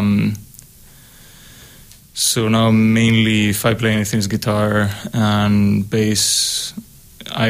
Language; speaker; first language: English; non-native, fluent; Spanish